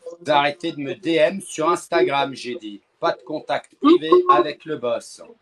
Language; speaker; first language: French; native; French